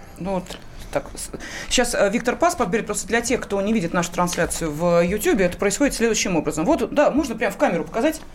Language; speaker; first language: Russian; native; Russian